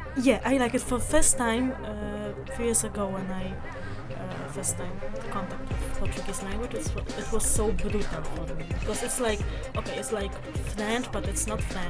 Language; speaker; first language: English; non-native, learner; Polish